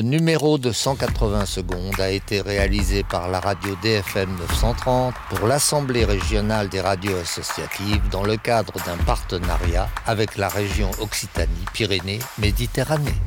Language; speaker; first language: French; native; French